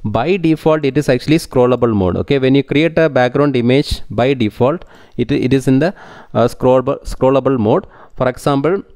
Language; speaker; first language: English; non-native, local second language; Tamil